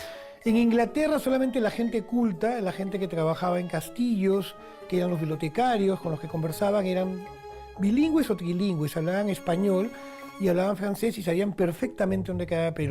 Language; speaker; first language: Spanish; native; Spanish